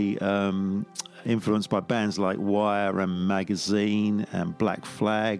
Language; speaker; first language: English; native; English